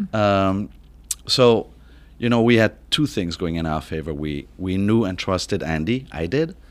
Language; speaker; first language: English; non-native, fluent; French